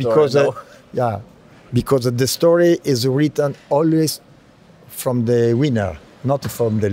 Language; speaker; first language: English; non-native, learner; Italian